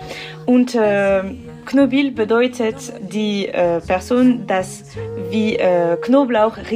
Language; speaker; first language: German; non-native, local second language; French